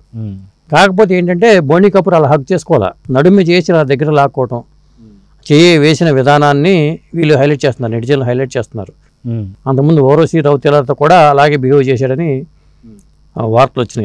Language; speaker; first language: Telugu; native; Telugu